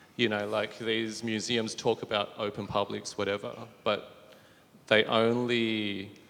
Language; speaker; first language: English; native; English